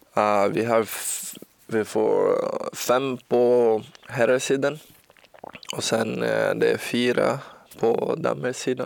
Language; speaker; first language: Swedish; non-native, learner; Portuguese